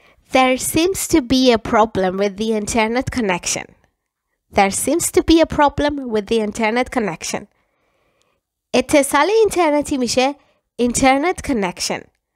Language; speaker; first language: English; non-native, fluent; Persian